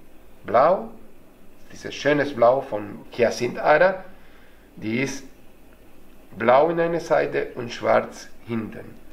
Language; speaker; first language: German; non-native, fluent; Spanish